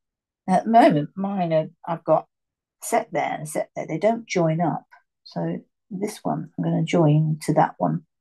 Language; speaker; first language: English; native; English